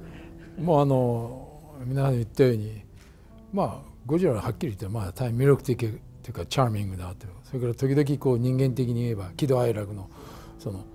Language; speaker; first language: Japanese; native; Japanese